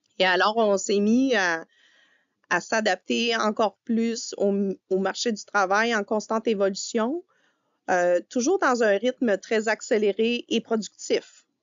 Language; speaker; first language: French; native; French